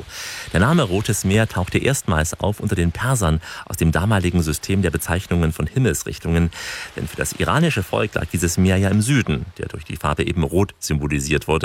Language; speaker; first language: German; native; German